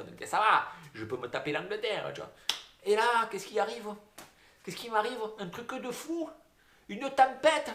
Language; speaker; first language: French; native; French